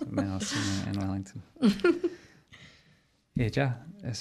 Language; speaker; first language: Spanish; non-native, fluent; English